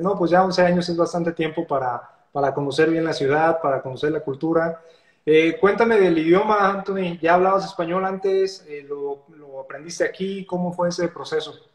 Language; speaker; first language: Spanish; native; Spanish